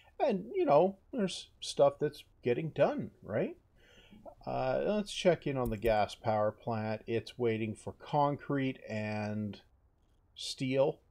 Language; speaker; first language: English; native; English